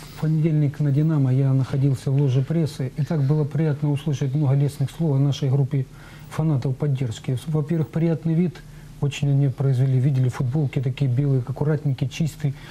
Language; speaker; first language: Russian; native; Russian